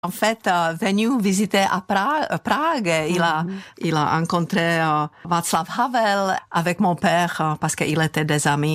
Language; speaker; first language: French; non-native, fluent; Czech